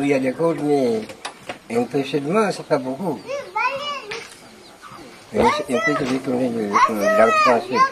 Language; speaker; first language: French; non-native, local second language; Malagasy